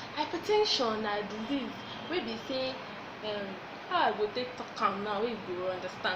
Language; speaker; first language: Nigerian Pidgin; non-native, local second language; Yoruba